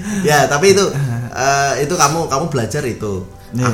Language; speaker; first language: Indonesian; native; Indonesian